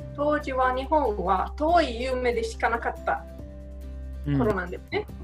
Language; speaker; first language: Japanese; non-native, fluent; Romanian